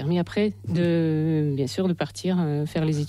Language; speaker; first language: French; non-native, fluent; Ukrainian